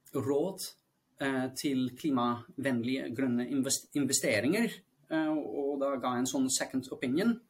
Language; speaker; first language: Norwegian; non-native, fluent; Dutch